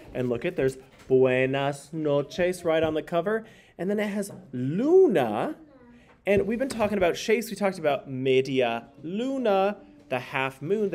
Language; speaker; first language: English; native; English